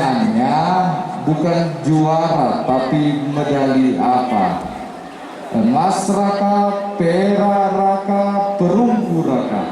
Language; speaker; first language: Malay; non-native, local second language; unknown